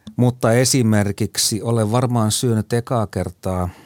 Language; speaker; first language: Finnish; native; Finnish